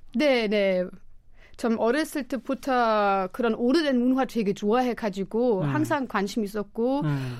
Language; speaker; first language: Korean; non-native, fluent; German